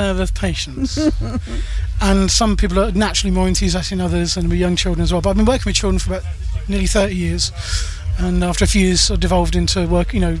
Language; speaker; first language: English; native; English